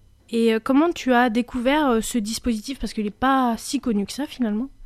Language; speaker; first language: French; native; French